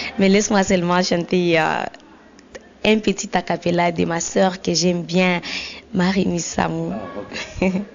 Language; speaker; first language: French; non-native, local second language; Swahili